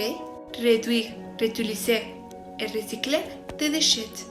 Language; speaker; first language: French; non-native, learner; Spanish